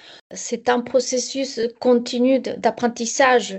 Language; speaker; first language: French; non-native, fluent; Spanish